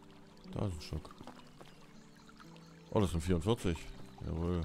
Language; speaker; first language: German; native; German